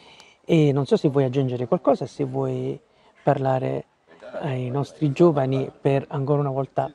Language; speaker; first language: Italian; native; Italian